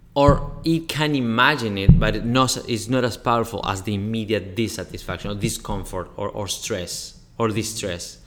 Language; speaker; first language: English; non-native, fluent; Spanish